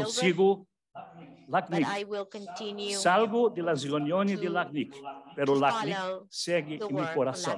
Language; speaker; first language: Spanish; non-native, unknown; German